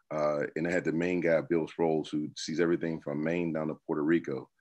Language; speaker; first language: English; native; English